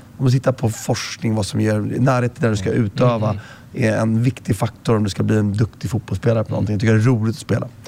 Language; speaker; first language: Swedish; native; Swedish